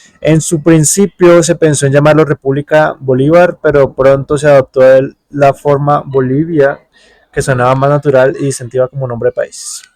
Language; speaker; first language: Spanish; native; Spanish